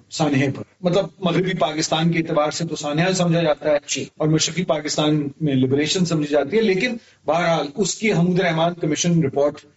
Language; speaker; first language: Urdu; native; Urdu